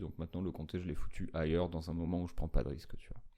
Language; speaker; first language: French; native; French